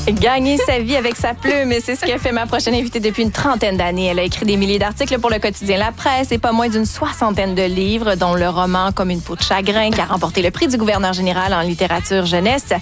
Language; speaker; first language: French; native; French